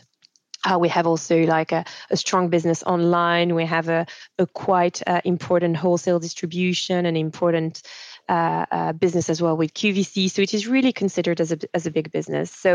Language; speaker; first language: English; non-native, fluent; French